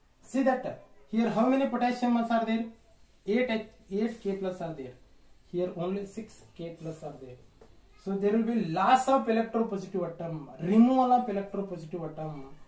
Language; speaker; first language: English; non-native, local second language; Kannada